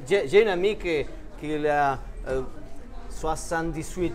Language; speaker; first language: French; non-native, fluent; Spanish